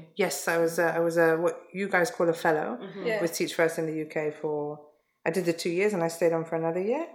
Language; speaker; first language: English; native; English